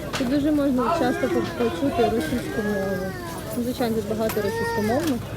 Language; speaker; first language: Ukrainian; non-native, local second language; Russian